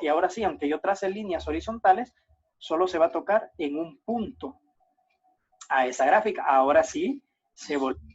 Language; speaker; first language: Spanish; native; Spanish